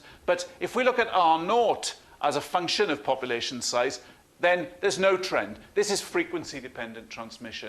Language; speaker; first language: English; native; English